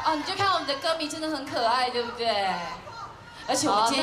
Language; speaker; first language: Chinese; native; Chinese